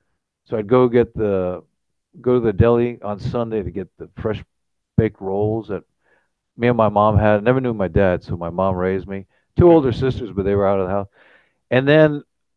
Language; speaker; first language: English; native; English